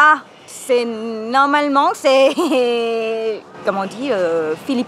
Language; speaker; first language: French; non-native, learner; Thai